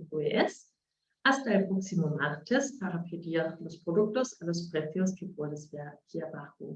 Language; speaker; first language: Spanish; non-native, learner; German